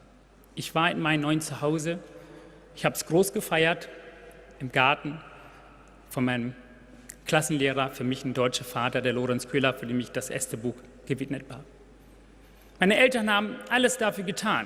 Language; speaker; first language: German; non-native, fluent; Tamil